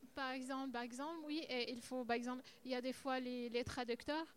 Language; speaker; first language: French; non-native, fluent; Arabic